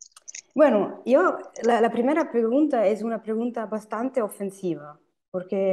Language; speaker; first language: Spanish; non-native, fluent; German